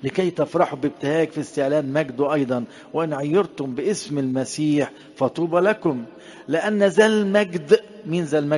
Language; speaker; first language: Arabic; native; Arabic